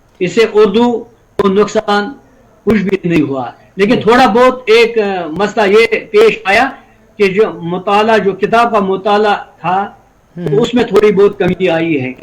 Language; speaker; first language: Urdu; non-native, local second language; Kashmiri